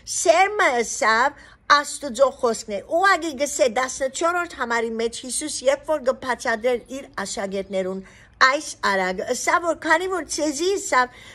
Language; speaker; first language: Armenian; early bilingual, heritage; Armenian